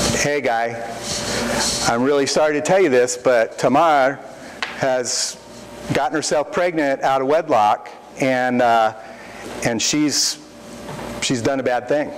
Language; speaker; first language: English; native; English